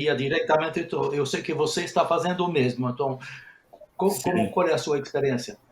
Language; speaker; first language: Portuguese; non-native, fluent; Spanish